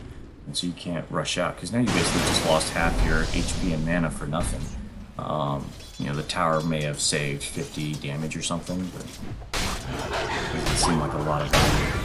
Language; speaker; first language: English; native; English